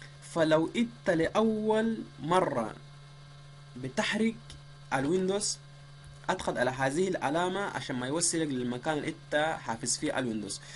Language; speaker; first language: Arabic; native; Arabic